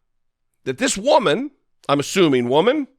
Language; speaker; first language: English; native; English